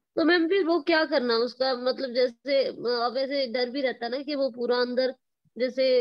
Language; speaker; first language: Hindi; native; Hindi